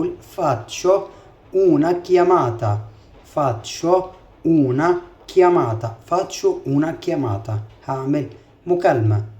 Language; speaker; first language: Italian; non-native, fluent; Arabic